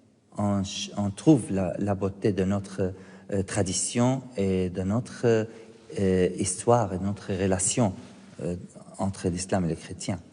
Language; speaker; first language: French; non-native, fluent; Arabic